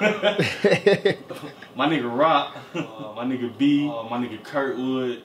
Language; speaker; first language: English; native; English